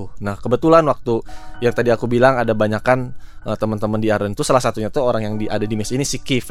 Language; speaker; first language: Indonesian; native; Indonesian